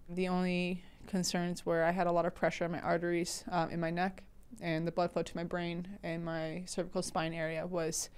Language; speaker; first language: English; native; English